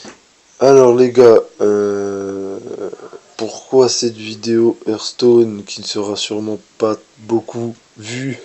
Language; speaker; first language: French; native; French